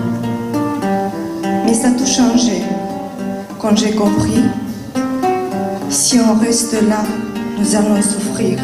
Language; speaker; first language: French; non-native, learner; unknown